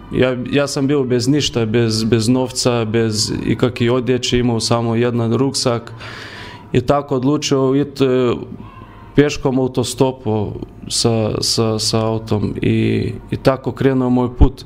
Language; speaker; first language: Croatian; non-native, learner; Lithuanian